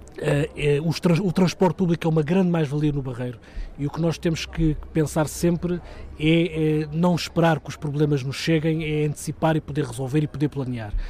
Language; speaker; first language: Portuguese; native; Portuguese